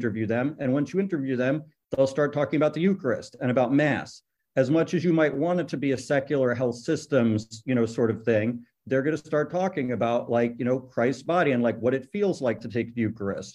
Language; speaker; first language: English; native; English